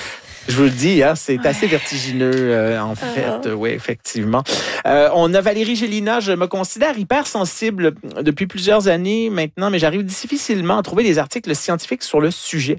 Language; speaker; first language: French; native; French